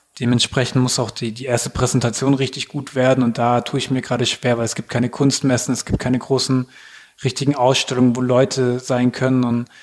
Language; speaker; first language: German; native; German